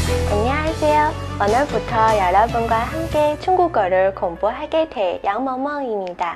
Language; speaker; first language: Korean; non-native, fluent; Chinese